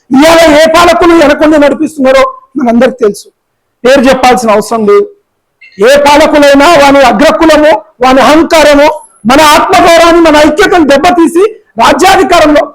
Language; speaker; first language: Telugu; non-native, local second language; Lambadi